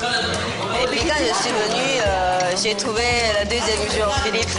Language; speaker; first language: French; non-native, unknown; Chinese